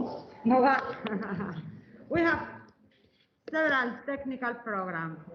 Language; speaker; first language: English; non-native, learner; Spanish